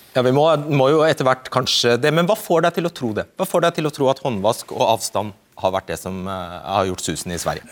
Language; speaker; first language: Norwegian; native; Norwegian